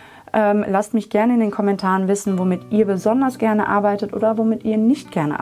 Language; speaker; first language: German; native; German